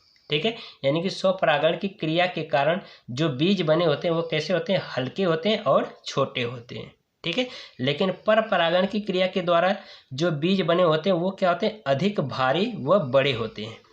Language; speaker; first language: Hindi; native; Hindi